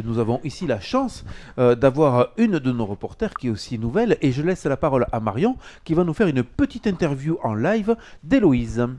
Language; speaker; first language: French; native; French